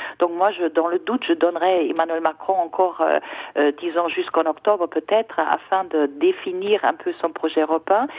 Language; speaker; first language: French; non-native, fluent; German